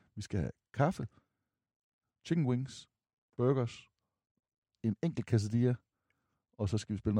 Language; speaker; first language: Danish; native; Danish